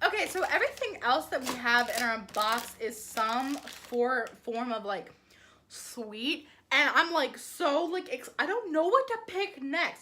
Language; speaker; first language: English; native; English